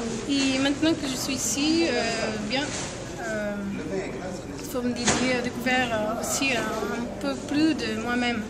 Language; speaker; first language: French; non-native, fluent; Portuguese